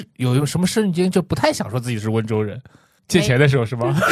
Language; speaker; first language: Chinese; non-native, local second language; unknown